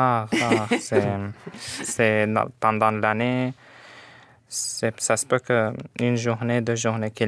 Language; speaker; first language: French; non-native, fluent; Arabic